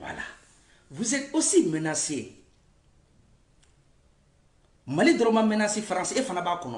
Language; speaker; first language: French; non-native, local second language; Bambara